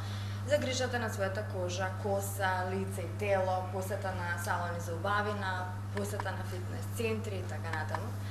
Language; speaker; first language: Macedonian; native; Macedonian